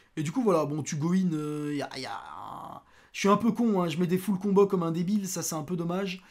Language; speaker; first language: French; native; French